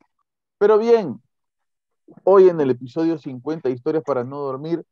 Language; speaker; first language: Spanish; native; Spanish